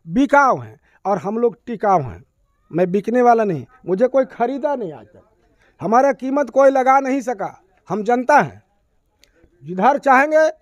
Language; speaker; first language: Hindi; native; Hindi